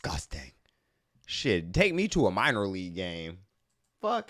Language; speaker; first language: English; native; English